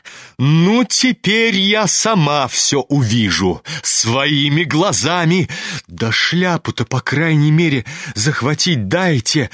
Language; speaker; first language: Russian; native; Russian